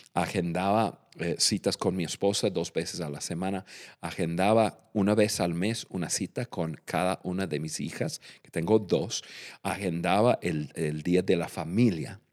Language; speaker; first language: Spanish; non-native, fluent; English